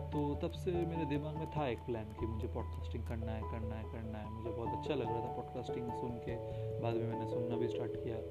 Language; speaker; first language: Hindi; non-native, local second language; Bangla